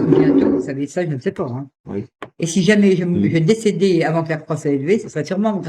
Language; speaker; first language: French; native; French